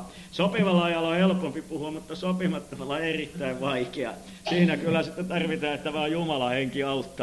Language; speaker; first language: Finnish; native; Finnish